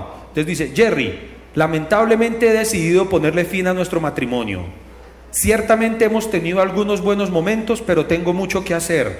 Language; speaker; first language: Spanish; native; Spanish